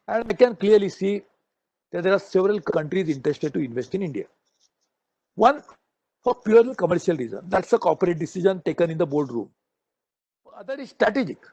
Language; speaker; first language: English; non-native, local second language; Marathi